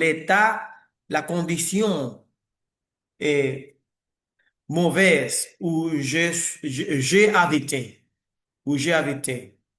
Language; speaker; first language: French; non-native, learner; Spanish